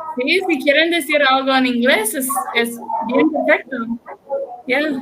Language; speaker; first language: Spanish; non-native, learner; English